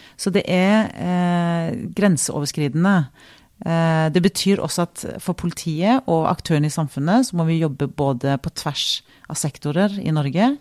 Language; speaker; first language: Norwegian; native; Norwegian